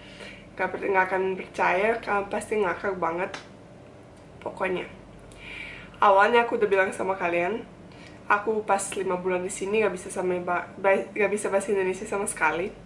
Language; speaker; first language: Indonesian; non-native, fluent; Bosnian